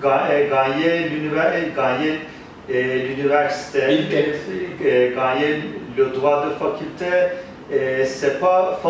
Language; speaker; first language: French; non-native, fluent; Turkish